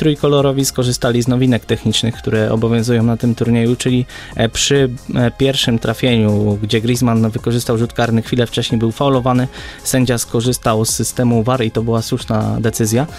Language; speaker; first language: Polish; native; Polish